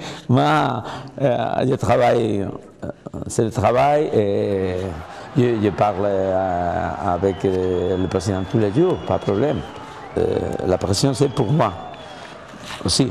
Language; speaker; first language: French; non-native, learner; Spanish